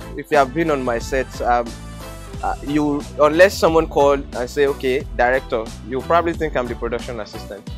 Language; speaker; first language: English; non-native, local second language; Yoruba